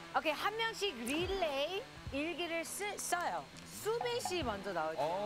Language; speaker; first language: Korean; native; Korean